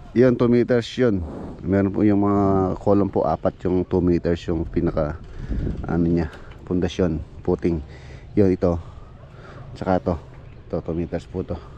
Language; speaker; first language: Filipino; non-native, local second language; Pampanga